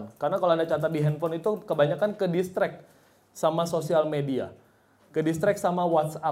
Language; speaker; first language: Indonesian; native; Indonesian